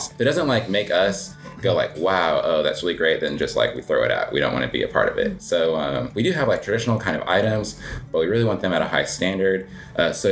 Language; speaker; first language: English; native; English